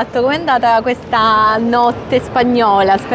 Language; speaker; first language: Italian; native; Italian